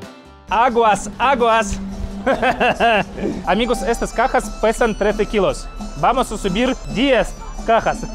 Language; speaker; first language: Spanish; non-native, fluent; Russian